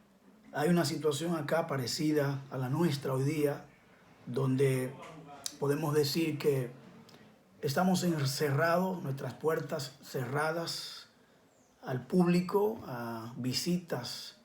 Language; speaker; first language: Spanish; native; Spanish